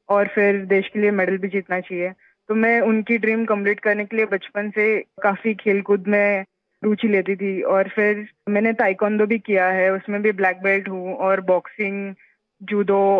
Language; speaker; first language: Hindi; non-native, local second language; Marathi